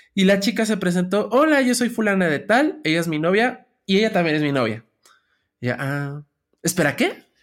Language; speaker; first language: Spanish; native; Spanish